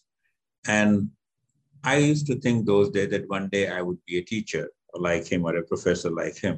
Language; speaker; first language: English; non-native, local second language; Hindi